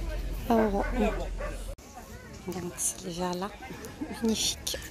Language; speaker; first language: French; non-native, fluent; Arabic